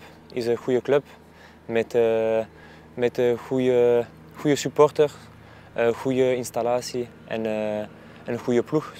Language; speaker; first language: Dutch; non-native, local second language; Spanish